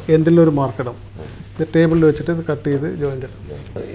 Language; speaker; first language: Malayalam; native; Malayalam